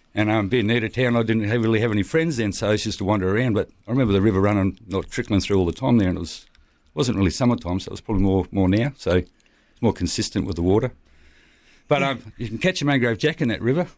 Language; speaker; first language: English; native; English